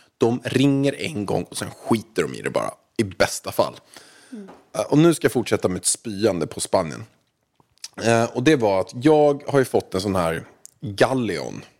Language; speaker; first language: Swedish; native; Swedish